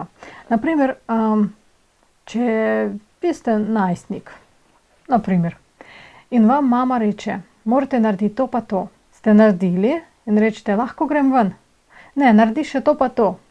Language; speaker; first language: Slovenian; non-native, fluent; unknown